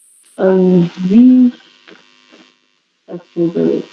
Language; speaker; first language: English; non-native, learner; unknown